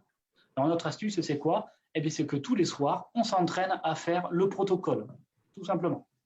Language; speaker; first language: French; native; French